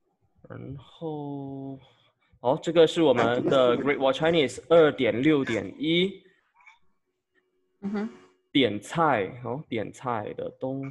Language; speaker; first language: Chinese; non-native, fluent; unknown